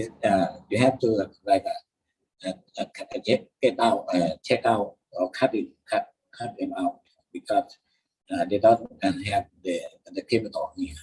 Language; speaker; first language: English; non-native, learner; Thai